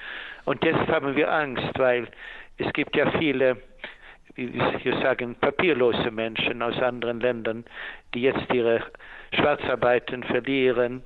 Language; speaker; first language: German; non-native, fluent; Swedish